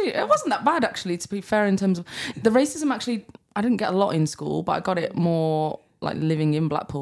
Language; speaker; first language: English; native; English